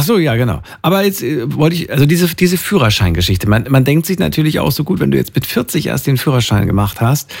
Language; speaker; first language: German; native; German